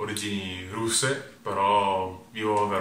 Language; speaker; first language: Italian; early bilingual, other home language; Russian